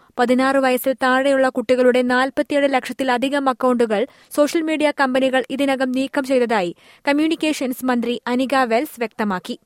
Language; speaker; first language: Malayalam; native; Malayalam